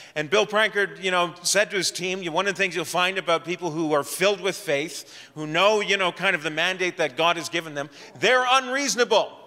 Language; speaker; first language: English; native; English